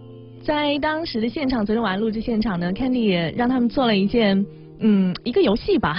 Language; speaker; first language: Chinese; native; Chinese